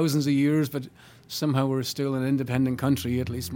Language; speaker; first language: English; native; English